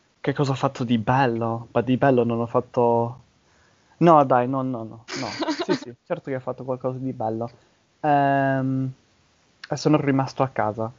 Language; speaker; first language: Italian; non-native, learner; English